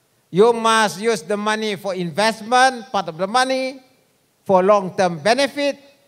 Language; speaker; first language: English; non-native, local second language; Malay